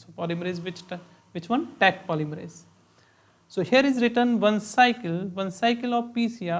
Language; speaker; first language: English; non-native, local second language; Hindi